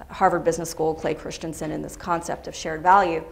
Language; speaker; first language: English; native; English